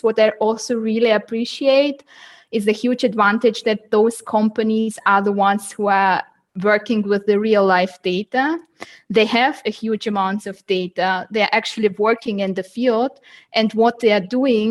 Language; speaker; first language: English; non-native, fluent; Uzbek